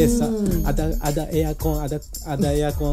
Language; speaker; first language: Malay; non-native, learner; Japanese